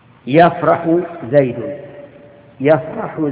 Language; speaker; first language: Arabic; native; Arabic